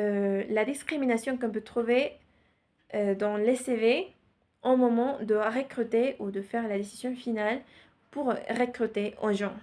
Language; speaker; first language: French; non-native, learner; Spanish